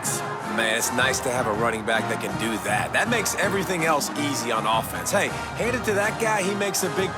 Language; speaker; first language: English; native; English